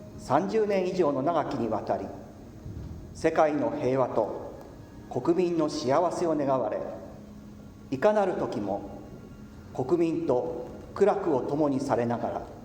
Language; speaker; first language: Japanese; native; Japanese